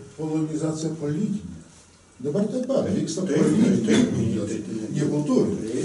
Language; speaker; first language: Lithuanian; non-native, local second language; Polish